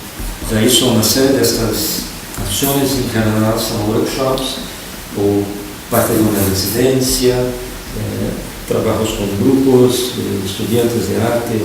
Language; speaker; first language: Spanish; non-native, fluent; Portuguese